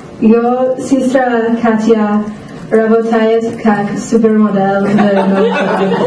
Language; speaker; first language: Russian; non-native, learner; English